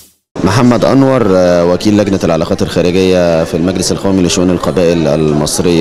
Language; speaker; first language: Arabic; native; Arabic